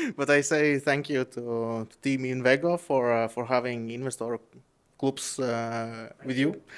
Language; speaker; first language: English; non-native, fluent; Latvian